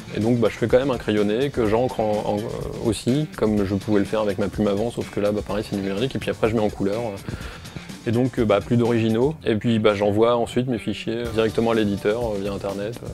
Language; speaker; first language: French; native; French